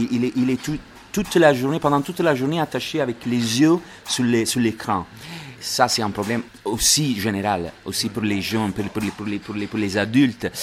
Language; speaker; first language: French; non-native, learner; Italian